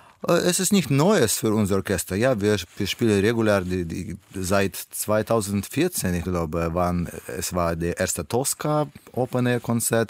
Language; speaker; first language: German; non-native, learner; Russian